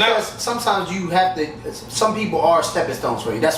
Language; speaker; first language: English; native; English